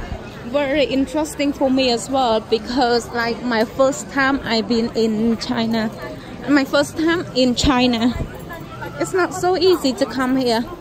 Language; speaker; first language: English; non-native, fluent; Khmer